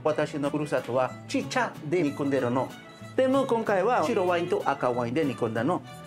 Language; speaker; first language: Japanese; non-native, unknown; Spanish